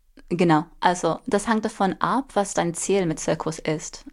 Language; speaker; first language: German; non-native, fluent; English